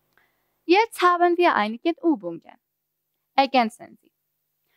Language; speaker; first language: German; non-native, fluent; Persian